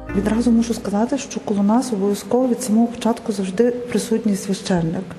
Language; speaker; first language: Ukrainian; native; Ukrainian